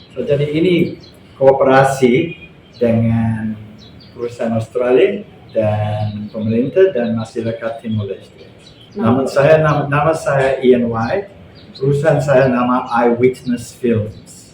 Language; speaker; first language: Indonesian; non-native, fluent; English